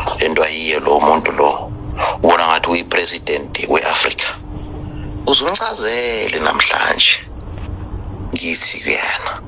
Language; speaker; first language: Zulu; non-native, fluent; Nyanja